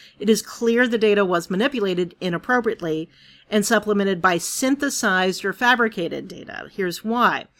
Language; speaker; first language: English; native; English